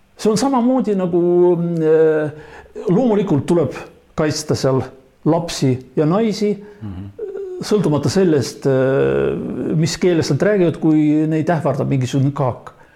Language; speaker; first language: Estonian; non-native, local second language; Russian